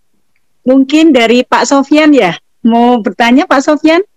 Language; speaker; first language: Indonesian; native; Indonesian